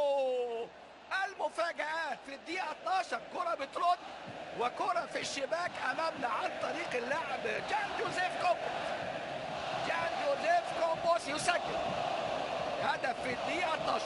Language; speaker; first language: Arabic; native; Arabic